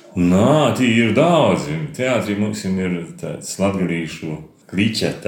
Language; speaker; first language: Latvian; native; Latvian